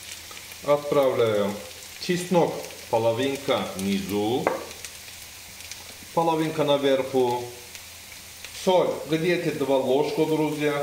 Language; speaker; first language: Russian; non-native, learner; Turkish